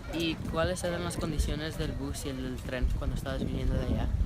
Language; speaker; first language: Spanish; early bilingual, other home language; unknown